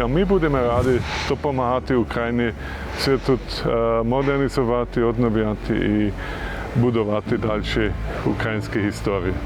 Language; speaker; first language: Ukrainian; non-native, learner; German